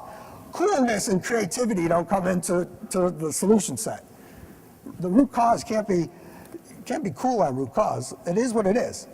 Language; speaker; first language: English; native; English